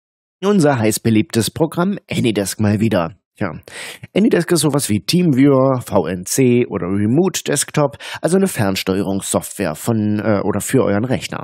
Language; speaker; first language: German; native; German